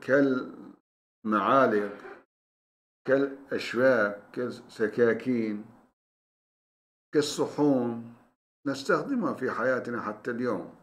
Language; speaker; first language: Arabic; non-native, fluent; Turkish